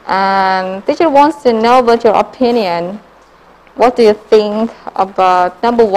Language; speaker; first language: English; non-native, learner; Indonesian